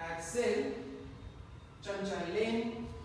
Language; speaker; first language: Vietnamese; non-native, learner; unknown